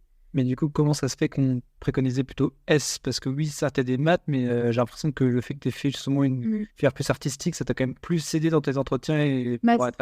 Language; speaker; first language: French; native; French